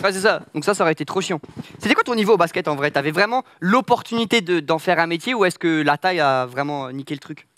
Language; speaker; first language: French; native; French